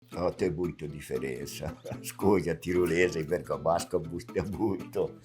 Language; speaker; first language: Portuguese; non-native, local second language; Italian